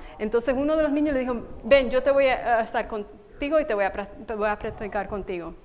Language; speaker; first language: Spanish; native; Spanish